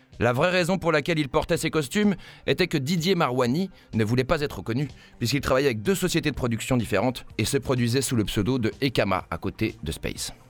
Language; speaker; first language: French; native; French